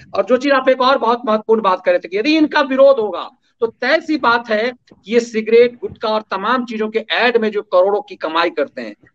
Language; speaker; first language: Hindi; native; Hindi